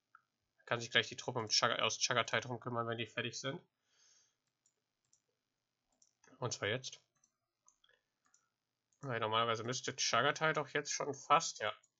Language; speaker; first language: German; native; German